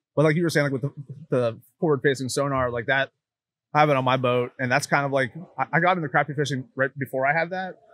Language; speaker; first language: English; native; English